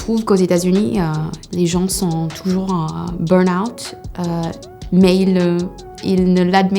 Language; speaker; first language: French; non-native, fluent; English